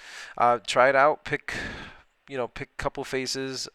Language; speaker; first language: English; native; English